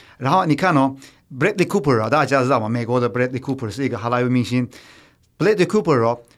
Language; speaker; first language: Chinese; non-native, fluent; Turkish